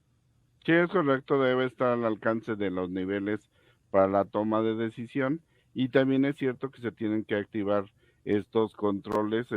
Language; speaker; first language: Spanish; native; Spanish